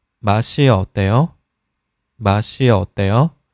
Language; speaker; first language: Korean; non-native, fluent; Chinese